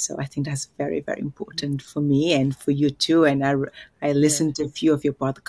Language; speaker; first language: English; non-native, fluent; Upper Guinea Crioulo